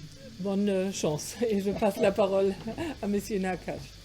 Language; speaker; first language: French; non-native, fluent; German